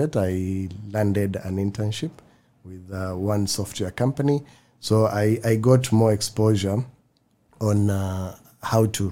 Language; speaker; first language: English; non-native, local second language; Swahili